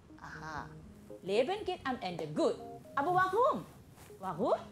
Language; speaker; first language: German; non-native, fluent; Malay